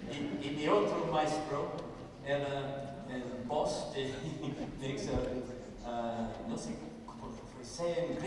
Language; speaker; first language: Spanish; non-native, fluent; English